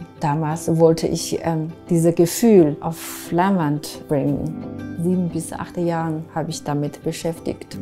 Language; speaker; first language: German; non-native, fluent; Chinese